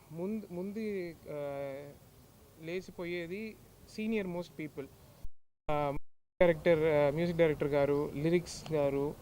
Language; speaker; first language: Telugu; non-native, learner; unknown